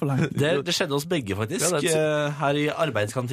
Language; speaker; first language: Norwegian; native; Norwegian